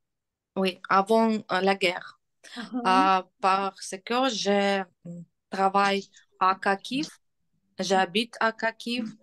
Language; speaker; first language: French; non-native, learner; Ukrainian